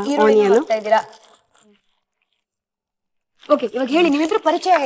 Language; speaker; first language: Kannada; native; Kannada